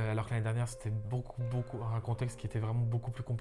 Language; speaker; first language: French; native; French